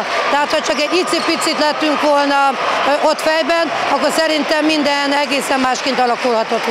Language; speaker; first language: Hungarian; native; Hungarian